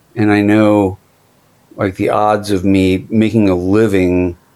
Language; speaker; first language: English; native; English